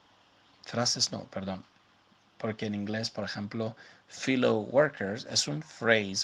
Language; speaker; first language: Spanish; non-native, fluent; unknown